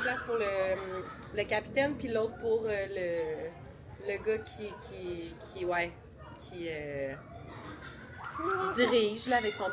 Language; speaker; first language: French; native; French